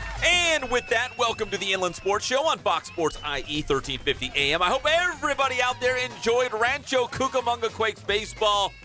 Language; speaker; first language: English; native; English